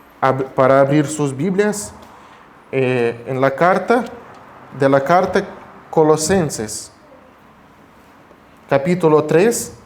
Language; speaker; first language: Spanish; non-native, fluent; Russian